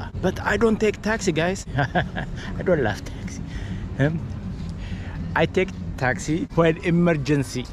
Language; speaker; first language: English; non-native, learner; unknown